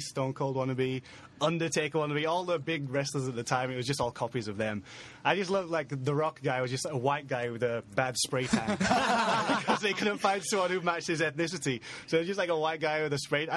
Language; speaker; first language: English; native; English